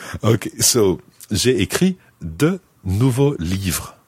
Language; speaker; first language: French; non-native, fluent; English